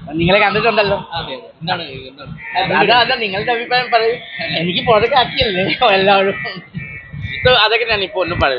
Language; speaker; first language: Malayalam; non-native, local second language; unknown